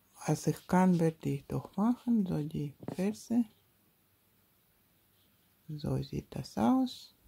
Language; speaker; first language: German; non-native, learner; Russian